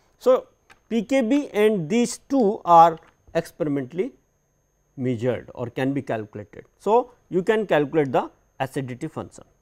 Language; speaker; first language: English; non-native, local second language; Hindi